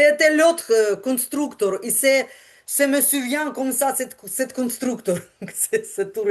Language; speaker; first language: French; non-native, learner; Ukrainian